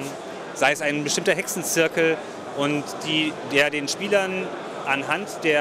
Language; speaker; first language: German; native; German